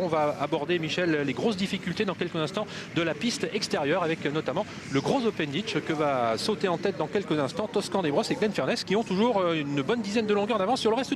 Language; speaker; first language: French; native; French